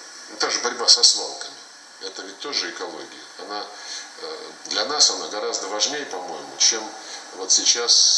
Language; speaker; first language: Russian; native; Russian